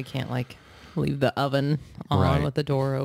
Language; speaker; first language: English; native; English